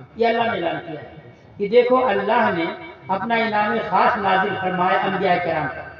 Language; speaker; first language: Urdu; native; Urdu